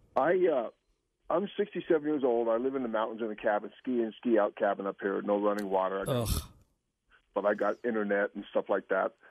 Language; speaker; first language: English; native; English